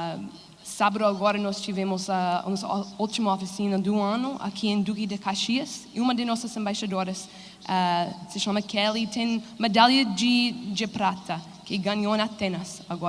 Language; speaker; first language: Portuguese; non-native, fluent; English